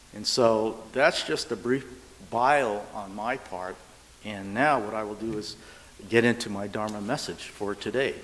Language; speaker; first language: English; native; English